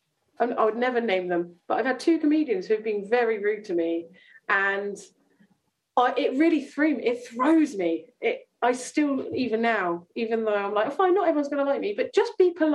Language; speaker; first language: English; native; English